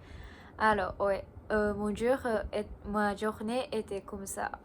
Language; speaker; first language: French; non-native, learner; Japanese